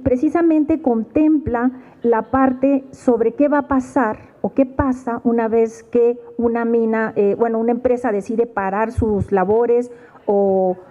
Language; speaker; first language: Spanish; native; Spanish